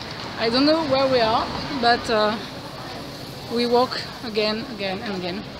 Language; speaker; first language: English; non-native, learner; French